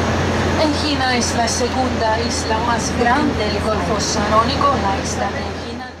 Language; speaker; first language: Spanish; non-native, learner; Greek